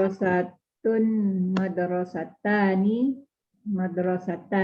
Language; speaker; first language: Arabic; non-native, learner; Malay